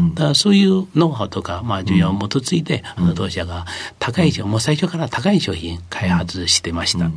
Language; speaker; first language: Japanese; non-native, fluent; Chinese